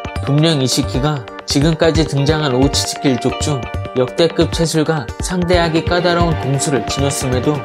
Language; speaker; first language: Korean; native; Korean